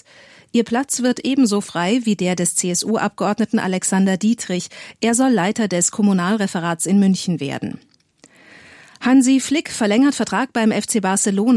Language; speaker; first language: German; native; German